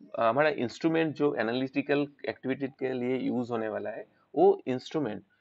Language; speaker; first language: Hindi; non-native, local second language; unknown